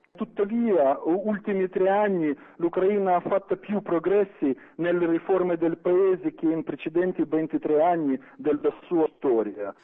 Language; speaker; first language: Italian; non-native, fluent; Ukrainian